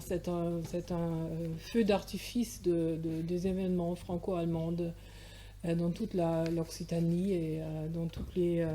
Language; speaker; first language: French; non-native, fluent; German